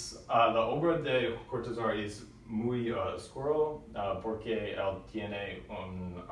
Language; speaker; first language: Spanish; non-native, learner; English